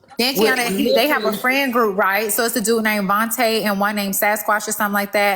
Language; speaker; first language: English; native; English